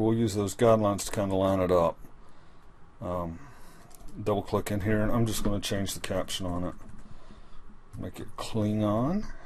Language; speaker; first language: English; native; English